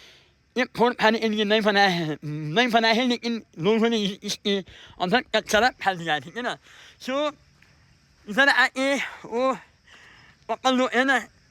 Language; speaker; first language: Hindi; non-native, fluent; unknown